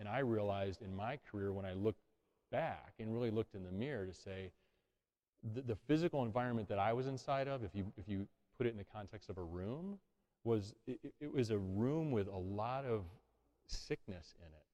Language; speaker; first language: English; native; English